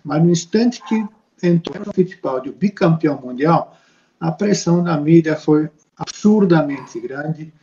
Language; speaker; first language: Portuguese; native; Portuguese